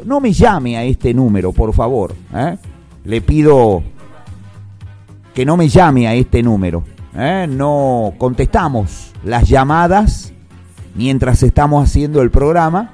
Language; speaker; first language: Spanish; native; Spanish